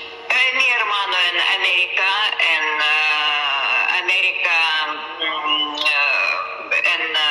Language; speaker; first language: Spanish; non-native, learner; Russian